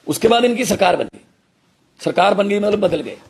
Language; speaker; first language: Hindi; non-native, local second language; Punjabi